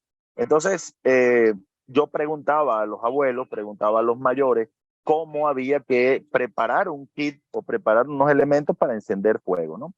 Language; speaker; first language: Spanish; native; Spanish